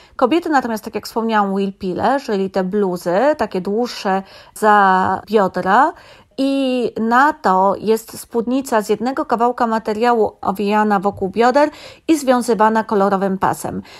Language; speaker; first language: Polish; native; Polish